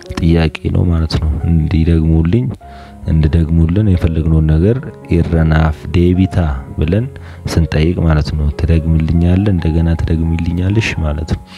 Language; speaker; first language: Amharic; non-native, local second language; Oromo